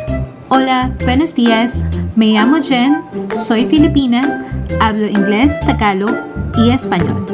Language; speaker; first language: Spanish; non-native, learner; Filipino